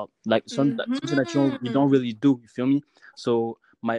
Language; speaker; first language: English; non-native, local second language; French